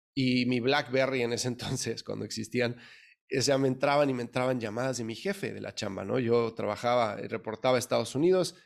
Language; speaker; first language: Spanish; native; Spanish